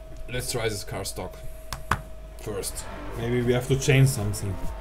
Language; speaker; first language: English; non-native, fluent; German